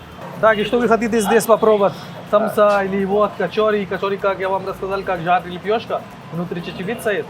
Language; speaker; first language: Russian; non-native, learner; Hindi